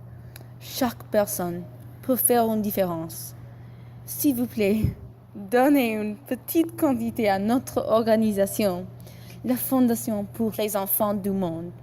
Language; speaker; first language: French; non-native, learner; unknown